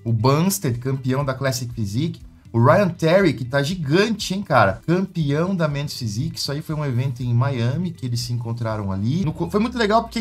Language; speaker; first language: Portuguese; native; Portuguese